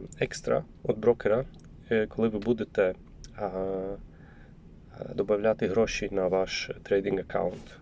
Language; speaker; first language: Ukrainian; non-native, learner; Polish